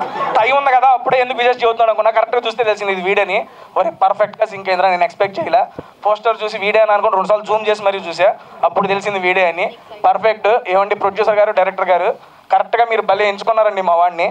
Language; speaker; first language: Telugu; native; Telugu